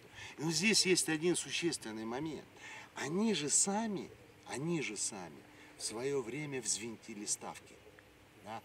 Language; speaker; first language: Russian; native; Russian